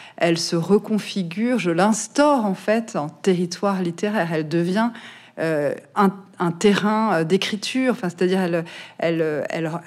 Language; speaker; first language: French; native; French